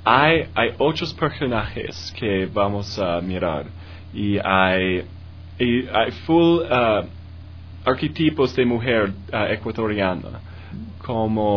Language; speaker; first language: Spanish; non-native, learner; English